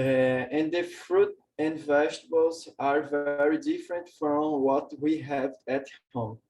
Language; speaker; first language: English; non-native, learner; Portuguese